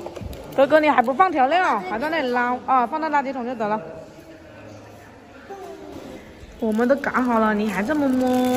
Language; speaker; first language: Chinese; native; Chinese